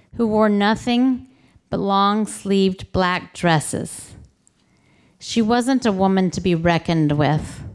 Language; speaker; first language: English; early bilingual, other home language; Spanish